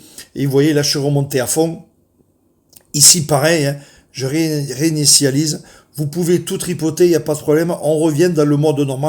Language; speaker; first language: French; native; French